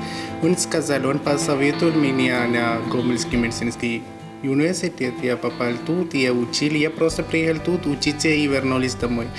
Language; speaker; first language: Russian; non-native, learner; Malayalam